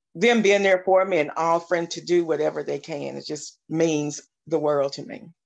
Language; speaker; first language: English; native; English